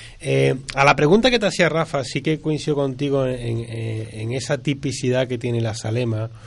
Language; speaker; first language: Spanish; native; Spanish